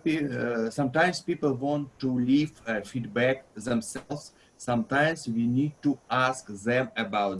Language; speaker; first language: English; non-native, learner; Russian